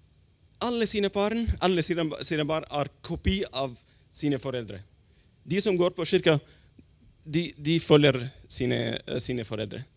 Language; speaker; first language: Norwegian; non-native, learner; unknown